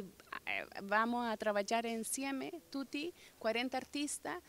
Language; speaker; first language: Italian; non-native, fluent; Spanish